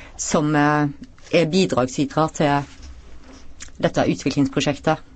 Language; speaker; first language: Norwegian; native; Norwegian